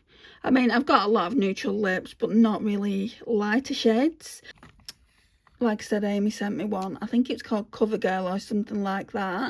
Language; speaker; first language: English; native; English